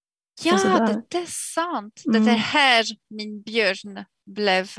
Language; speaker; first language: Swedish; non-native, fluent; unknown